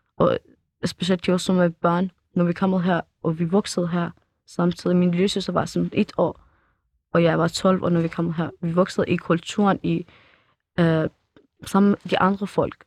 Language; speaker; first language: Danish; early bilingual, other home language; Kurdish